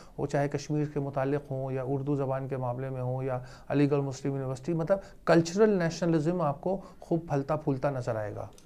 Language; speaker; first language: Urdu; native; Urdu